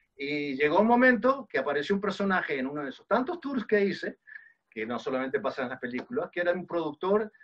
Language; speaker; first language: Spanish; early bilingual, other home language; Dutch